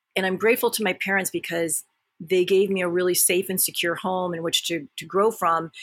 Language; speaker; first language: English; early bilingual, other home language; Japanese